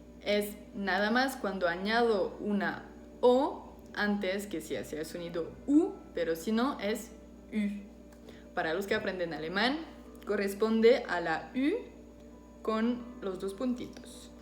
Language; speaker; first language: Spanish; non-native, fluent; French